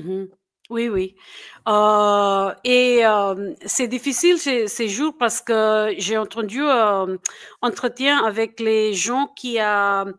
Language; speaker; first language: French; non-native, fluent; English